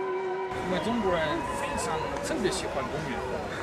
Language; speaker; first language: Chinese; non-native, fluent; English